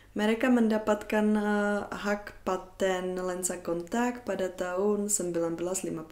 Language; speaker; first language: Indonesian; non-native, fluent; Czech